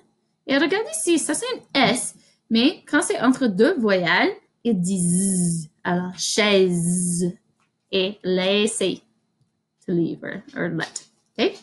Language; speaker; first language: French; non-native, fluent; English